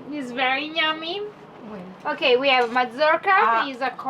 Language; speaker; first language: English; non-native, learner; Spanish